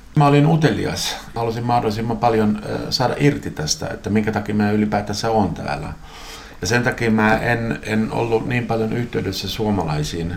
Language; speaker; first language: Finnish; non-native, local second language; Swedish